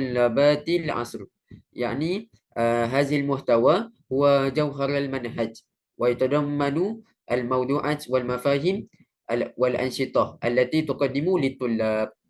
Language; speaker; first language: Arabic; non-native, learner; Malay